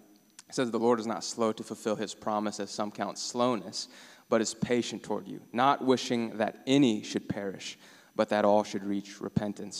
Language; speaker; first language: English; native; English